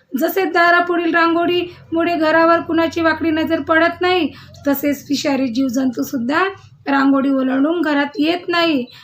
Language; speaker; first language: Marathi; non-native, local second language; Telugu